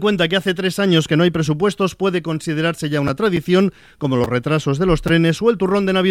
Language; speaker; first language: Spanish; native; Spanish